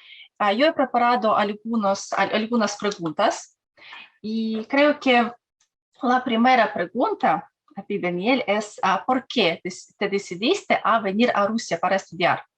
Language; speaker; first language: Spanish; non-native, learner; Russian